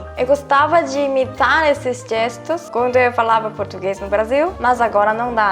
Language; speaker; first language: Portuguese; non-native, fluent; Korean